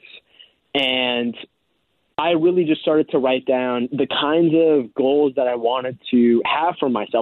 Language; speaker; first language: English; native; English